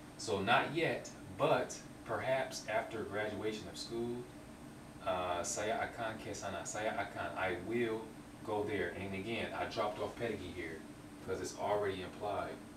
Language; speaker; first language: English; native; English